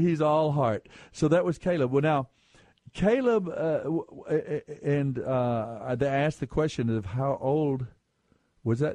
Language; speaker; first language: English; native; English